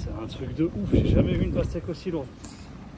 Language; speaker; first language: French; native; French